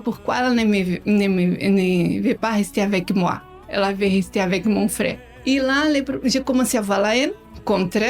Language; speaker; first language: French; non-native, learner; Portuguese